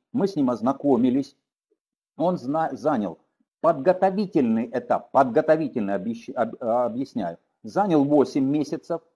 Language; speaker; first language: Russian; native; Russian